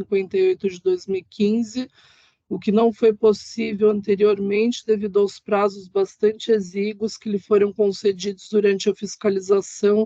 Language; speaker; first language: Portuguese; native; Portuguese